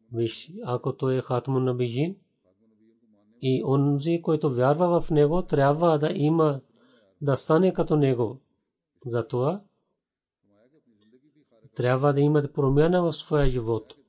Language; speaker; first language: Bulgarian; non-native, fluent; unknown